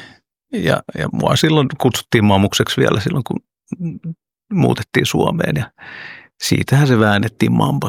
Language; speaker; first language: Finnish; early bilingual, other home language; Oromo